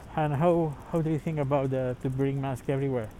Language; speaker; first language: English; non-native, learner; Spanish